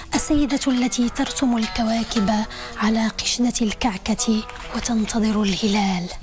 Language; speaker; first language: Arabic; native; Arabic